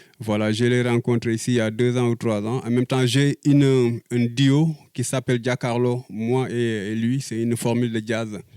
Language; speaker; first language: French; non-native, local second language; Wolof